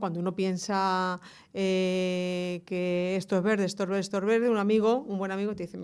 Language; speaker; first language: Spanish; native; Spanish